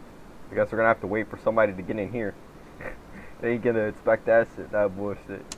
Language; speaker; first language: English; native; English